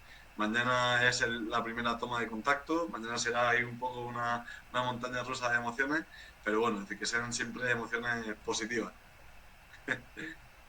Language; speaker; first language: Spanish; native; Spanish